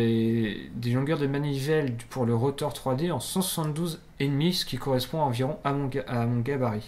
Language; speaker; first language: French; native; French